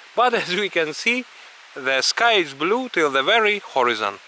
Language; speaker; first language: English; non-native, fluent; Russian